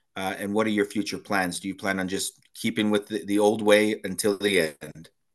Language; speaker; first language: English; native; English